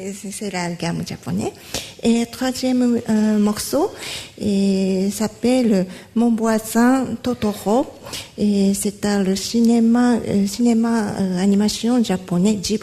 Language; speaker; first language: French; non-native, learner; Japanese